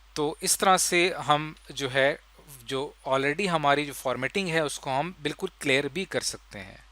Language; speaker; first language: Urdu; native; Urdu